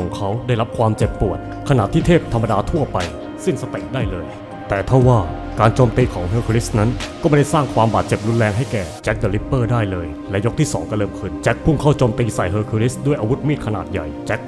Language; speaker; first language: Thai; native; Thai